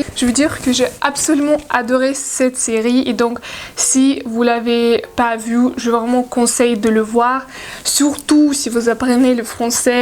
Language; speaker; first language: French; non-native, learner; Russian